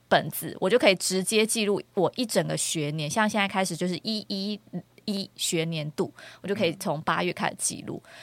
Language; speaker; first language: Chinese; native; Chinese